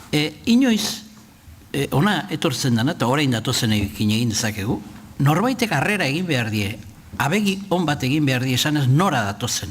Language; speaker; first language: Basque; native; Basque